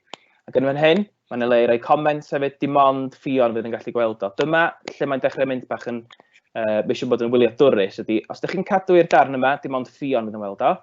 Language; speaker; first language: Welsh; native; Welsh